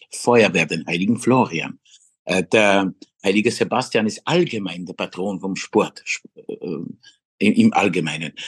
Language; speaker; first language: German; non-native, fluent; Polish